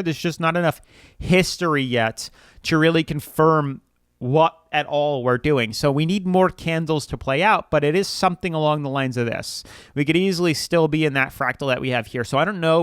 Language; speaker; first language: English; native; English